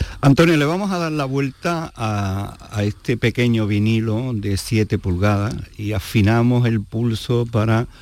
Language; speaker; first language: Spanish; native; Spanish